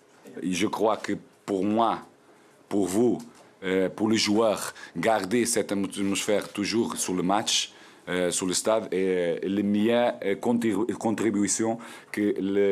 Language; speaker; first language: French; non-native, learner; Portuguese